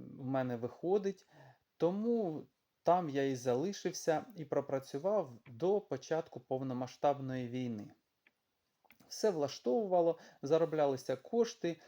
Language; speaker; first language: Ukrainian; non-native, local second language; Russian